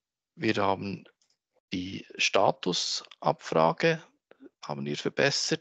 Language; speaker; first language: German; native; German